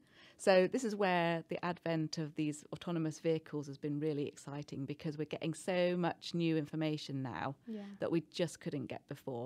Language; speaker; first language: English; native; English